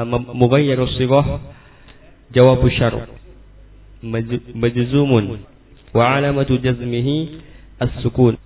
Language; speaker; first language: Arabic; non-native, learner; Indonesian